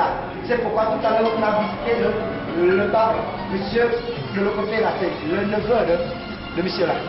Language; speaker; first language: French; non-native, learner; Vietnamese